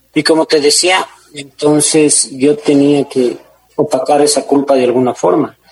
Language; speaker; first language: Spanish; native; Spanish